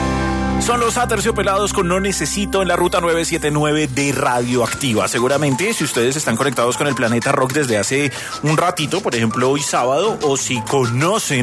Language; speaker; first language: Spanish; native; Spanish